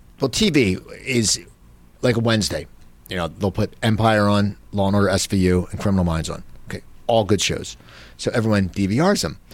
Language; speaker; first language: English; native; English